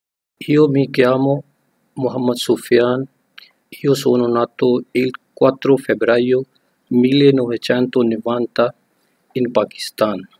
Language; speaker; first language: Italian; non-native, learner; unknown